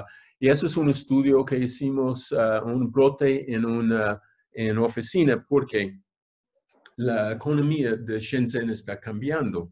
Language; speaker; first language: Spanish; non-native, fluent; English